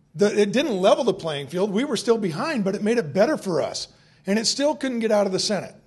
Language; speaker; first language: English; native; English